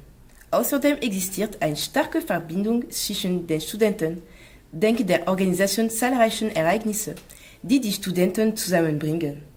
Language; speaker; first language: German; non-native, learner; French